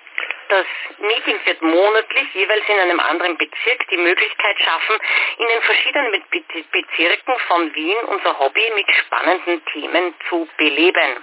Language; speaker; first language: German; native; German